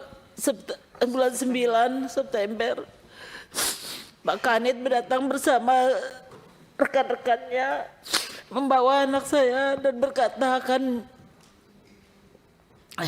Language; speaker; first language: Indonesian; non-native, local second language; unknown